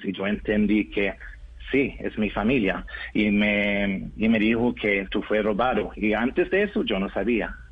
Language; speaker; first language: Spanish; non-native, learner; Norwegian